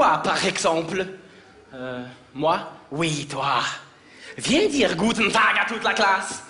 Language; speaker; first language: French; native; French